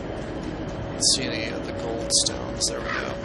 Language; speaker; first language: English; native; English